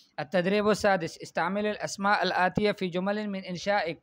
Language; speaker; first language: Arabic; non-native, fluent; Urdu